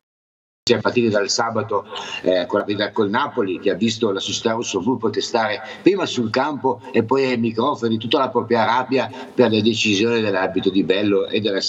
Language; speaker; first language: Italian; native; Italian